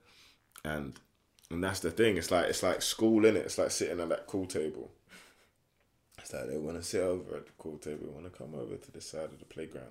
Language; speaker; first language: English; native; English